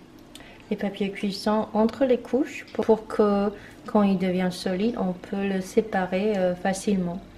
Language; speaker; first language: French; non-native, fluent; Chinese